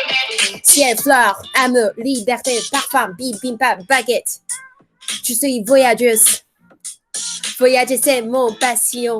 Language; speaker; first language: French; non-native, learner; Korean